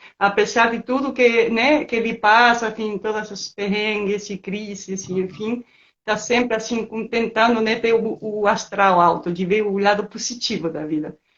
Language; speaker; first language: Portuguese; non-native, fluent; Spanish